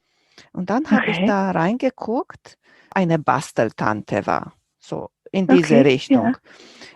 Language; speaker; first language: German; non-native, fluent; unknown